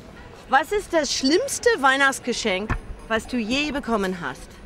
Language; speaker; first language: German; non-native, learner; English